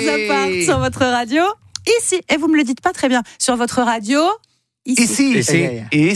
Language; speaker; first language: French; native; French